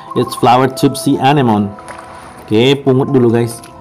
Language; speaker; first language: English; non-native, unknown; Indonesian